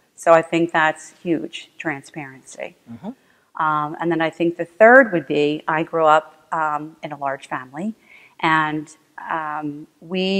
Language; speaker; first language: English; native; English